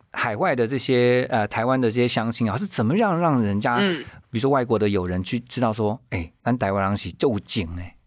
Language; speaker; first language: Chinese; native; Chinese